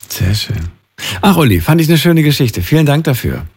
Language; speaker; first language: German; native; German